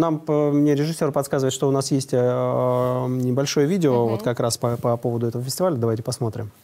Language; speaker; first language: Russian; native; Russian